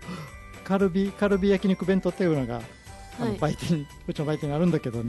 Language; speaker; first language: Japanese; native; Japanese